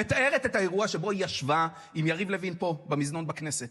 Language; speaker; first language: Hebrew; native; Hebrew